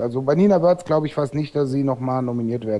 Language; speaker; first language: German; native; German